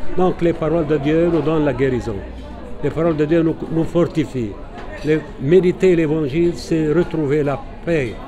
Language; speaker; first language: French; non-native, local second language; Arabic